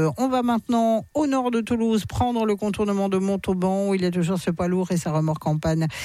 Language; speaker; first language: French; native; French